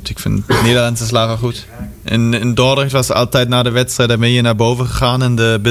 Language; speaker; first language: Dutch; non-native, fluent; German